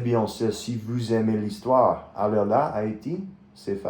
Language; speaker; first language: French; non-native, learner; English